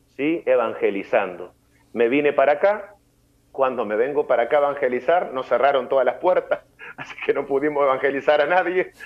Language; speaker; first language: Spanish; native; Spanish